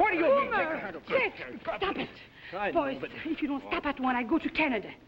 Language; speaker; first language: English; non-native, fluent; French